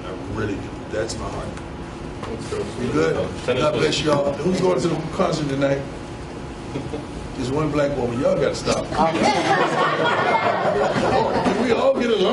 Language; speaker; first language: English; native; English